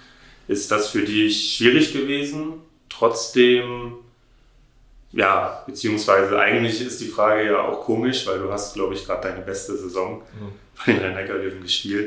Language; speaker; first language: German; native; German